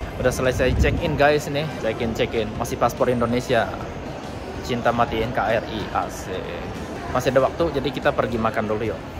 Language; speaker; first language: Indonesian; native; Indonesian